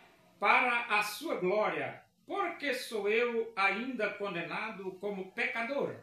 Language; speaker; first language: Portuguese; native; Portuguese